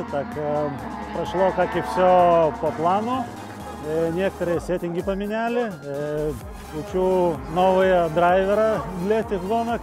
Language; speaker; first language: Russian; non-native, fluent; Lithuanian